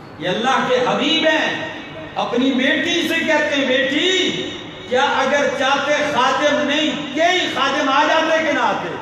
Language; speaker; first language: Urdu; non-native, local second language; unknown